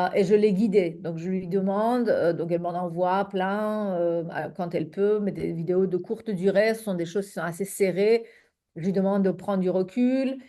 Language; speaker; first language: French; non-native, fluent; Persian